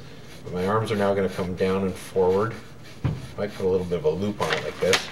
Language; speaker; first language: English; native; English